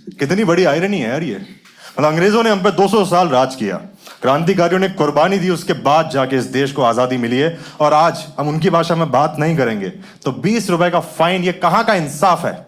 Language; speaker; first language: Hindi; native; Hindi